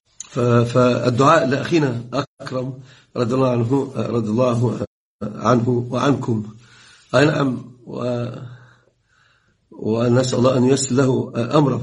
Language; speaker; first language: Arabic; native; Arabic